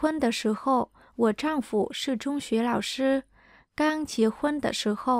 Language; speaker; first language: Chinese; non-native, fluent; Vietnamese